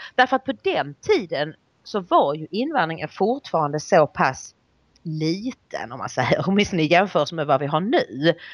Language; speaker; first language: Swedish; native; Swedish